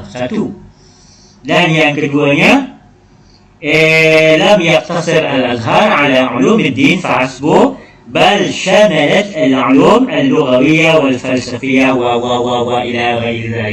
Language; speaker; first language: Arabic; non-native, fluent; Malay